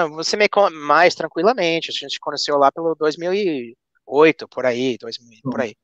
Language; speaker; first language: Portuguese; non-native, fluent; English